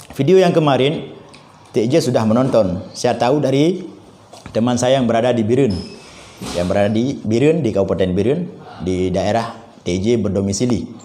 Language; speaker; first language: Indonesian; non-native, local second language; Achinese